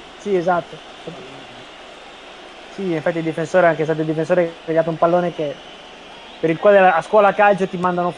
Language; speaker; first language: Italian; native; Italian